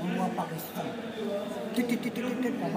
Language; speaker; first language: French; non-native, learner; Chinese